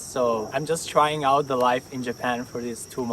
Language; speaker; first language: English; non-native, fluent; Italian